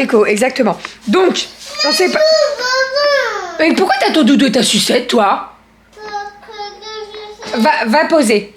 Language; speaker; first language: French; native; French